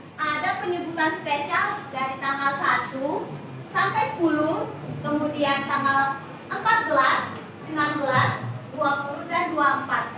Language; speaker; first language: Indonesian; native; Indonesian